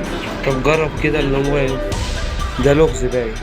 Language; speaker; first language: Arabic; native; Arabic